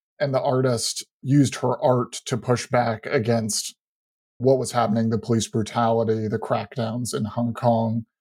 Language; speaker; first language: English; native; English